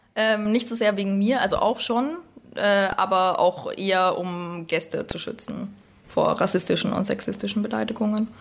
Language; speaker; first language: German; native; German